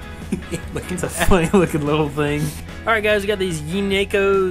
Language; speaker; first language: English; native; English